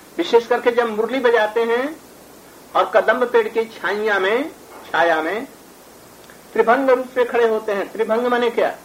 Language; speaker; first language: Hindi; native; Hindi